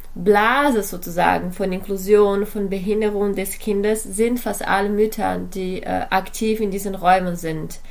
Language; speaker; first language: German; non-native, fluent; Portuguese